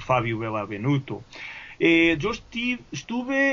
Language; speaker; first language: Spanish; non-native, fluent; Portuguese